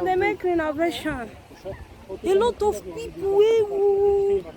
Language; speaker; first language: English; non-native, local second language; Igbo